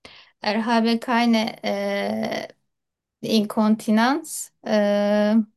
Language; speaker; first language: German; non-native, learner; Turkish